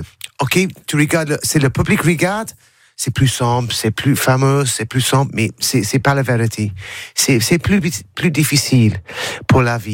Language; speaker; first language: French; non-native, learner; English